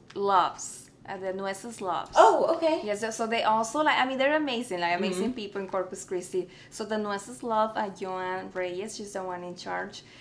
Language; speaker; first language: English; early bilingual, other home language; Spanish